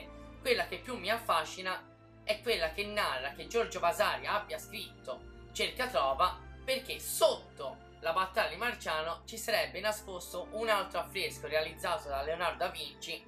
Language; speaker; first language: Italian; native; Italian